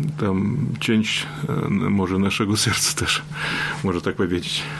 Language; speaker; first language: Polish; non-native, learner; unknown